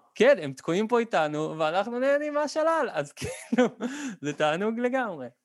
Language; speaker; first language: Hebrew; native; Hebrew